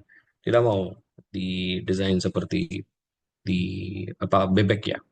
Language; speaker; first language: Indonesian; non-native, learner; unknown